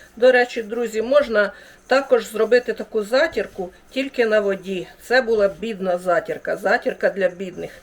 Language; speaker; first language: Ukrainian; native; Ukrainian